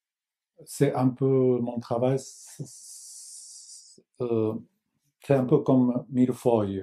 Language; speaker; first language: French; non-native, learner; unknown